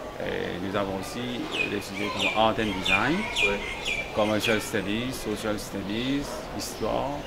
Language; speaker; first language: French; non-native, local second language; Morisyen